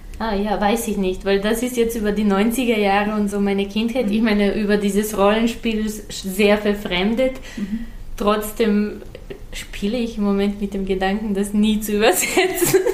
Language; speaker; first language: German; non-native, fluent; Serbian